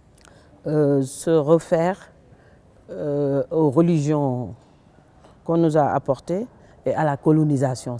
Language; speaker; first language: French; non-native, local second language; Wolof